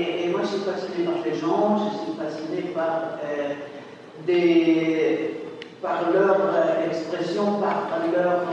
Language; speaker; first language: French; non-native, fluent; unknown